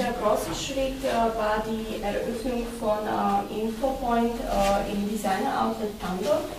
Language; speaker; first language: German; non-native, fluent; Slovak